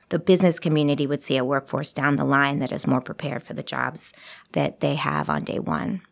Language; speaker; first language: English; early bilingual, other home language; Spanish